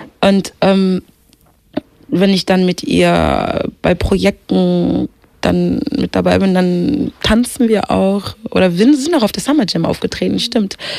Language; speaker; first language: German; early bilingual, other home language; Swahili